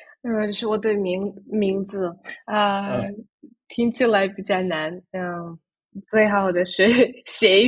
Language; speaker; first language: Chinese; non-native, fluent; Russian